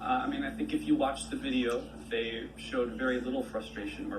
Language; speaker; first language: English; native; English